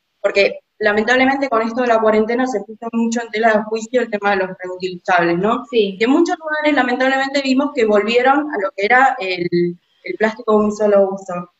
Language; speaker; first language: Spanish; native; Spanish